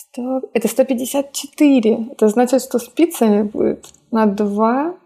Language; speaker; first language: Russian; native; Russian